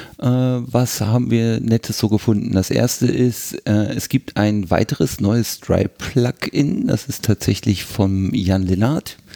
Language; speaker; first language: German; native; German